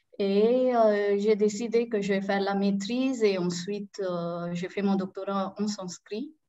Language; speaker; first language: French; non-native, local second language; Marathi